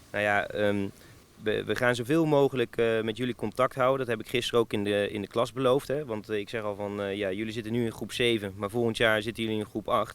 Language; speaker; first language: Dutch; native; Dutch